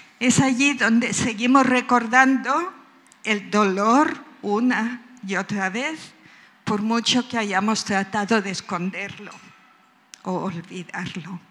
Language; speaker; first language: Spanish; native; Spanish